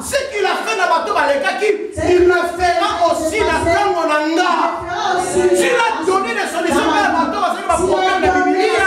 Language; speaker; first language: French; non-native, local second language; Lingala